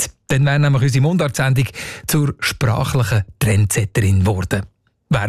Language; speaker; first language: German; native; German